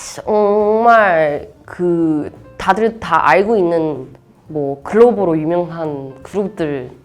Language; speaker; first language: Korean; non-native, fluent; Chinese